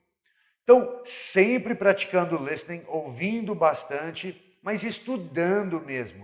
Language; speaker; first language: Portuguese; non-native, fluent; English